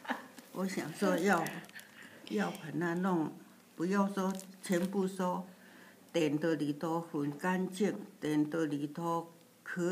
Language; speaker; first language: Chinese; native; Chinese